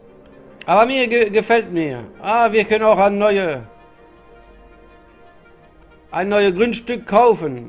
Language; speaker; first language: German; non-native, learner; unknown